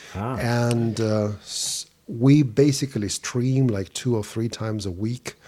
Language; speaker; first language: English; non-native, fluent; Russian